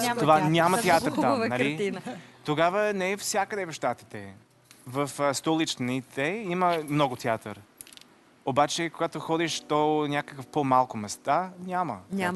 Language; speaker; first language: Bulgarian; non-native, learner; English